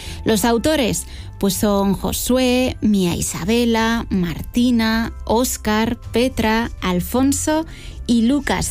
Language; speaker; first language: Spanish; native; Spanish